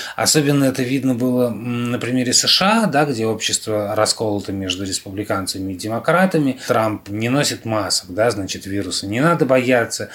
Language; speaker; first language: Russian; native; Russian